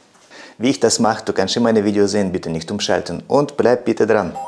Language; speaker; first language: German; non-native, fluent; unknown